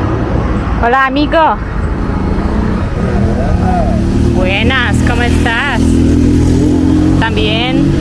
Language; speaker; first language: Spanish; non-native, learner; Polish